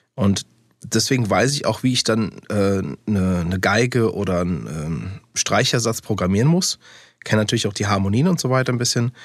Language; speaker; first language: German; early bilingual, other home language; English